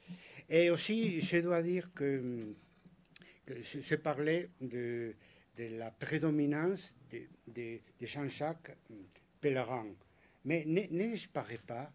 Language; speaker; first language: French; non-native, fluent; Spanish